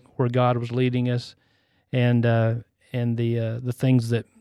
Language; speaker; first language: English; native; English